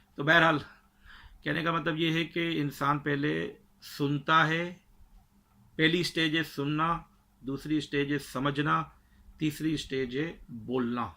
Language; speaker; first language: Urdu; native; Urdu